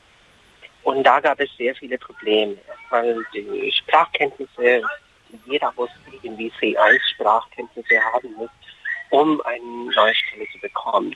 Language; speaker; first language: German; non-native, fluent; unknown